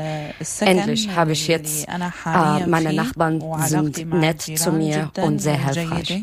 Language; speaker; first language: German; non-native, learner; Arabic